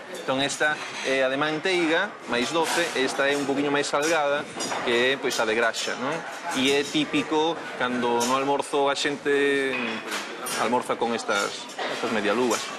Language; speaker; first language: Galician; native; Galician